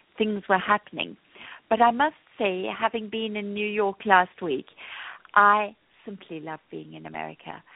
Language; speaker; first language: English; native; English